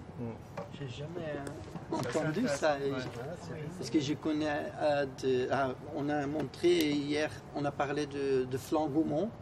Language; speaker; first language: French; non-native, fluent; Spanish